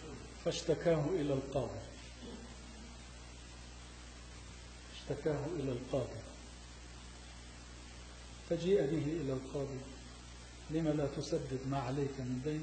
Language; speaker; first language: Arabic; native; Arabic